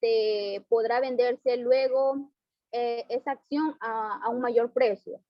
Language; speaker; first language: Spanish; native; Spanish